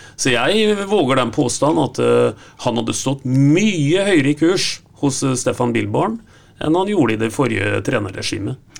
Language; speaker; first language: Norwegian; native; Norwegian